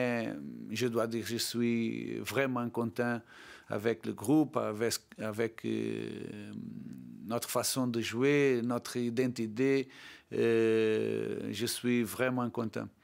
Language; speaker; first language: French; non-native, learner; Portuguese